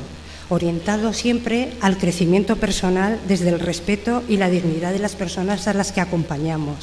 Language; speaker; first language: Spanish; native; Spanish